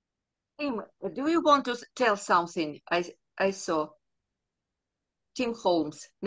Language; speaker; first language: English; non-native, learner; Ukrainian